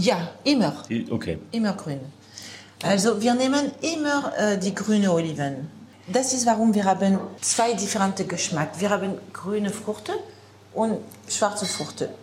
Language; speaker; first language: German; non-native, learner; French